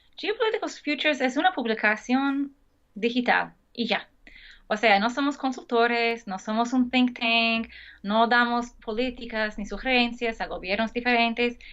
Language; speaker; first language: Spanish; non-native, fluent; English